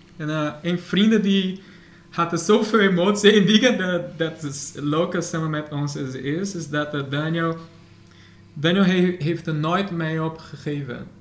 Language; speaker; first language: Dutch; non-native, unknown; Portuguese